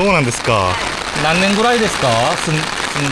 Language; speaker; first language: Japanese; non-native, fluent; Korean